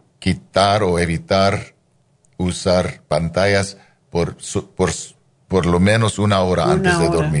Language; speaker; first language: Spanish; non-native, fluent; English